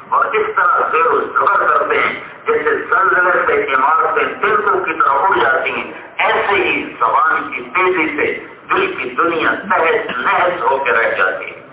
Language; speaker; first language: Urdu; non-native, local second language; Punjabi